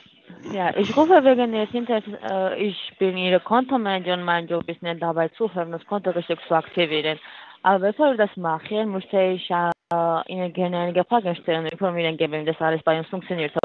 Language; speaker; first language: German; non-native, learner; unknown